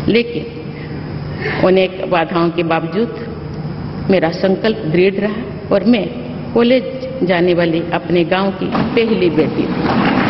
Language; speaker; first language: Hindi; non-native, local second language; Santali